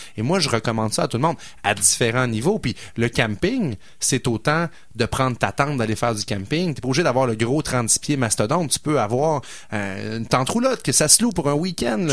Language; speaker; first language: French; native; French